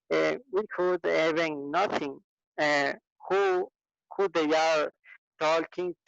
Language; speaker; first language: English; non-native, learner; Spanish